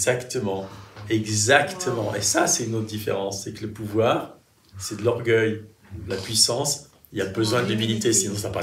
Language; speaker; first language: French; native; French